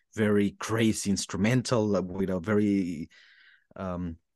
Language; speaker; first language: English; non-native, fluent; Spanish